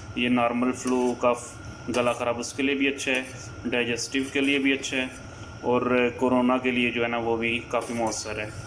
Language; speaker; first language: Urdu; non-native, local second language; Punjabi